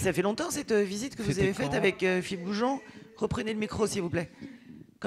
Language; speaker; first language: French; native; French